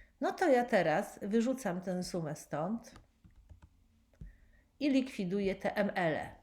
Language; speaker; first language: Polish; native; Polish